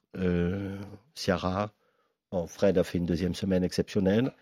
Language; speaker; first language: French; native; French